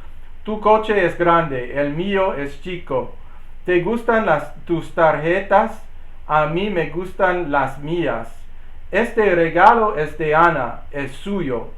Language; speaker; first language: Spanish; non-native, learner; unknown